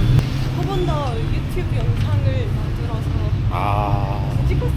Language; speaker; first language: Korean; non-native, learner; Persian